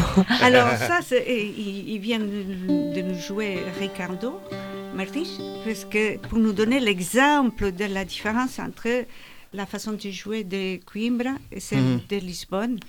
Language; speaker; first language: French; non-native, fluent; Portuguese